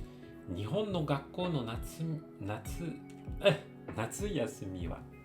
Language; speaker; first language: Japanese; non-native, fluent; French